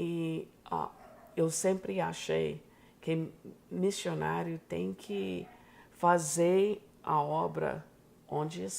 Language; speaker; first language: Portuguese; non-native, fluent; English